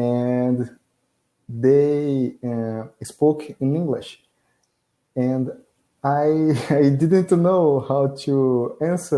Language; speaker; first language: English; non-native, learner; Portuguese